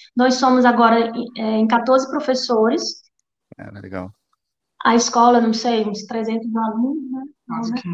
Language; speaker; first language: Portuguese; native; Portuguese